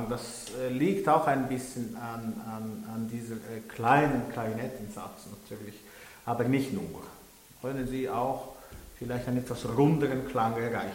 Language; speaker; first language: German; non-native, local second language; French